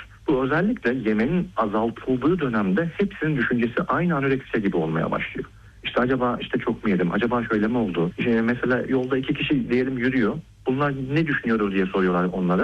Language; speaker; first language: Turkish; native; Turkish